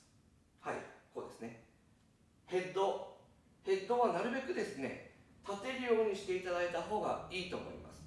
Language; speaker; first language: Japanese; native; Japanese